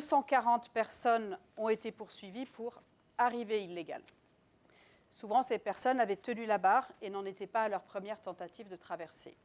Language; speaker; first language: French; native; French